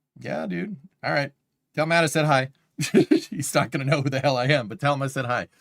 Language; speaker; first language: English; native; English